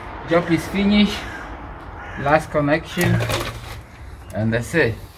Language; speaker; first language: English; non-native, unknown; Polish